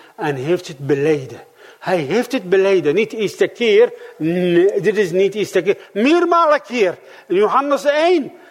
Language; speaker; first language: Dutch; non-native, fluent; Arabic